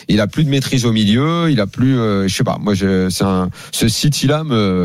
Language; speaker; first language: French; native; French